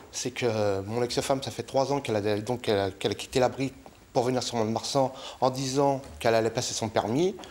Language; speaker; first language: French; native; French